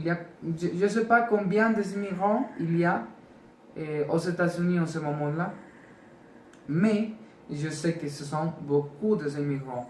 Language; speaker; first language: French; non-native, learner; Spanish